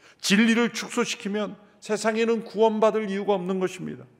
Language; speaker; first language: Korean; native; Korean